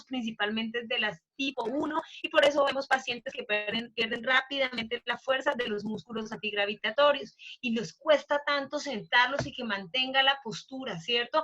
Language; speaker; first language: Spanish; native; Spanish